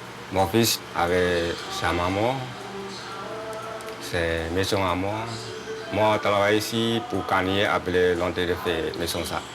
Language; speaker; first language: French; non-native, learner; Chinese